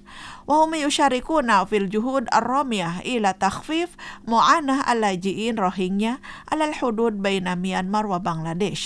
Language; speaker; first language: Arabic; non-native, fluent; Indonesian